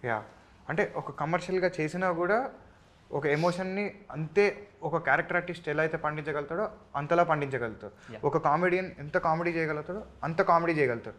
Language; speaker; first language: Telugu; native; Telugu